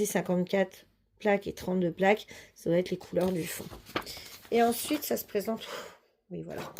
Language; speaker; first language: French; native; French